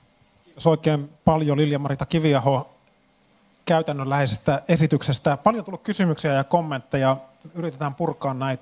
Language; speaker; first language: Finnish; native; Finnish